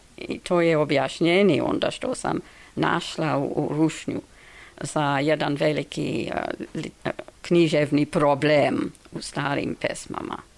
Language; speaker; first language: Serbian; non-native, fluent; English